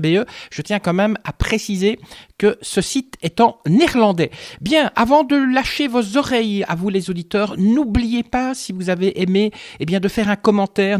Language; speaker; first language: French; native; French